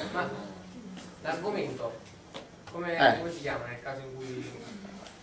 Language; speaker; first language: Italian; native; Italian